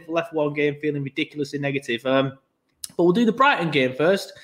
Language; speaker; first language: English; native; English